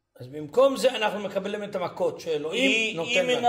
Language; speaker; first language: Hebrew; early bilingual, other home language; Ladino